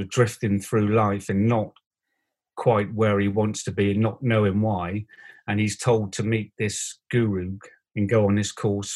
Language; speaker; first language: English; native; English